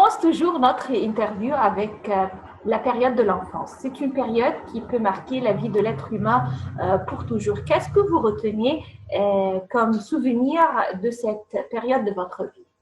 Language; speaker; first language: French; non-native, fluent; Arabic